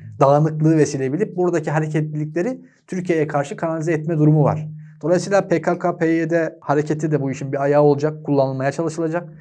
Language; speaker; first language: Turkish; native; Turkish